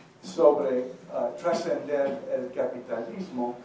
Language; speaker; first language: Spanish; non-native, learner; English